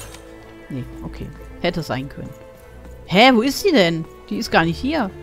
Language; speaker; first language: German; native; German